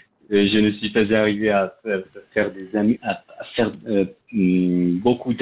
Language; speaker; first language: French; non-native, fluent; Persian